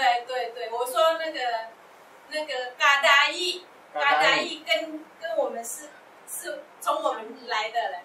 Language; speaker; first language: Chinese; non-native, local second language; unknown